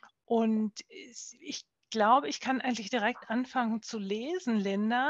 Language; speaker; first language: German; native; German